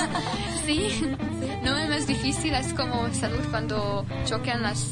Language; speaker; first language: Spanish; non-native, fluent; Hungarian